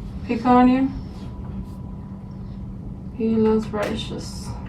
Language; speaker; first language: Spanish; early bilingual, other home language; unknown